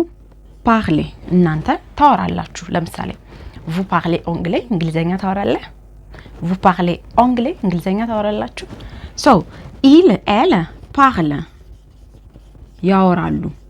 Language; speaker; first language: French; non-native, fluent; Amharic